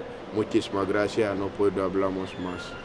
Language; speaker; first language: Spanish; non-native, fluent; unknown